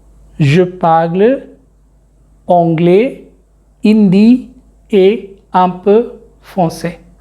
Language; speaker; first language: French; non-native, fluent; Hindi